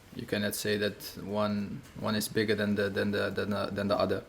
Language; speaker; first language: English; non-native, fluent; Dutch